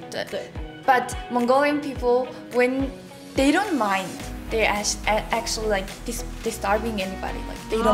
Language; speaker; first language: English; non-native, learner; Mongolian